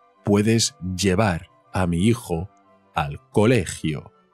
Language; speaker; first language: Spanish; native; Spanish